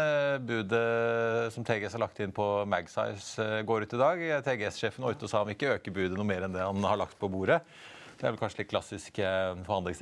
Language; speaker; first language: Norwegian; native; Norwegian